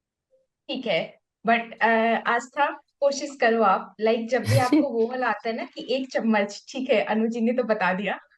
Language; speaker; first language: Hindi; native; Hindi